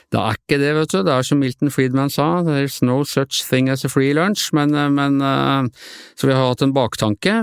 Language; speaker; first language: Norwegian; native; Norwegian